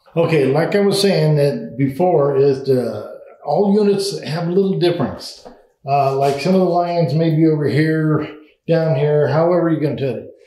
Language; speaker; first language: English; native; English